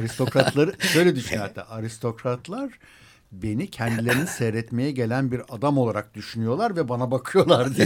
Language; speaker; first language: Turkish; native; Turkish